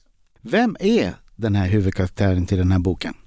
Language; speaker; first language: Swedish; native; Swedish